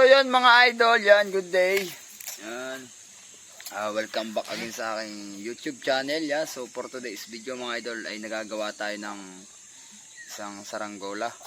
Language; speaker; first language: Filipino; native; Filipino